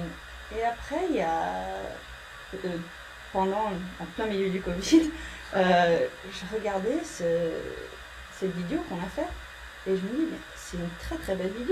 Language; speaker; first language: French; early bilingual, heritage; English